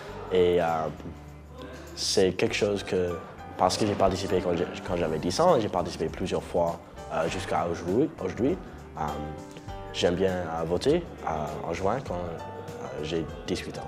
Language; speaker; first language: French; non-native, local second language; English